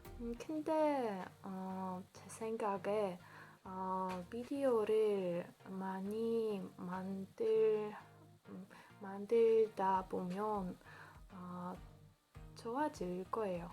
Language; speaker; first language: Korean; non-native, learner; Polish